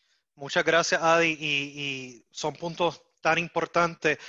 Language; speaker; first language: Spanish; native; Spanish